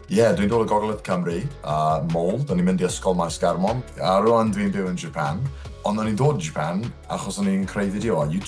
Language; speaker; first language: Welsh; non-native, local second language; English